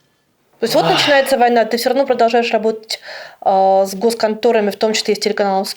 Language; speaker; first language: Russian; native; Russian